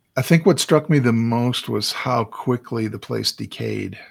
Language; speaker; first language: English; native; English